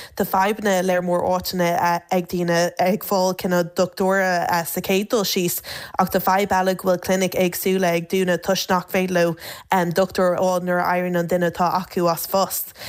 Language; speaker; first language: Irish; native; Irish